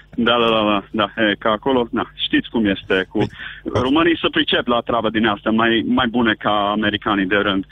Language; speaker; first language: Romanian; non-native, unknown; English